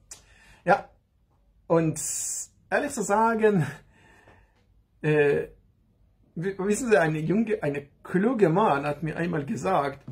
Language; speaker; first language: German; non-native, learner; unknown